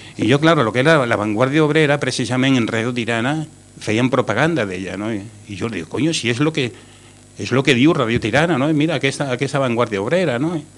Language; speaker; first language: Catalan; non-native, local second language; Spanish